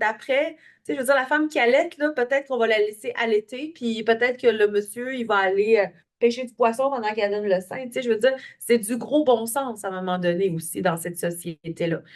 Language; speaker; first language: French; native; French